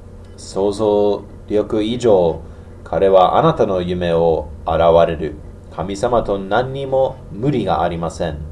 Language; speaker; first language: Japanese; non-native, learner; English